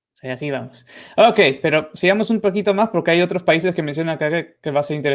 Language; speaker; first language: Spanish; native; Spanish